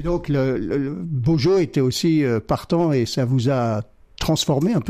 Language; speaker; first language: French; native; French